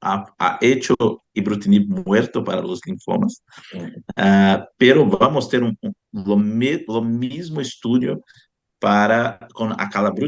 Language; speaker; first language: Spanish; non-native, fluent; Portuguese